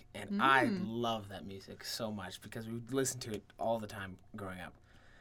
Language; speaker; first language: English; native; English